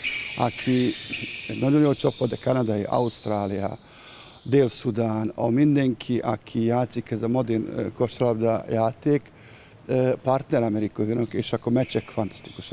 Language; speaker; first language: Hungarian; non-native, fluent; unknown